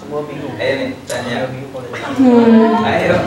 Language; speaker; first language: Indonesian; native; Indonesian